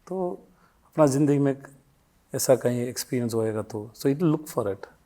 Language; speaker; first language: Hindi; non-native, local second language; Tamil